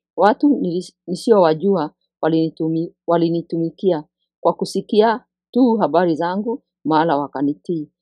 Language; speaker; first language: Swahili; non-native, local second language; Kikuyu